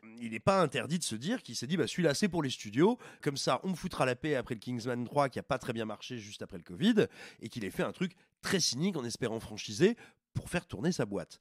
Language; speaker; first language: French; native; French